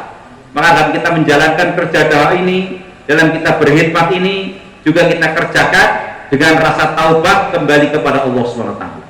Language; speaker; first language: Indonesian; non-native, local second language; Javanese